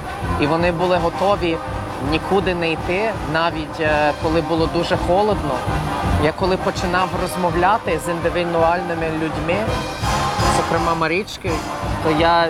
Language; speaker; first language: Ukrainian; non-native, fluent; English